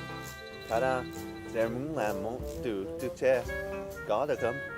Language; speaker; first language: Vietnamese; early bilingual, heritage; Vietnamese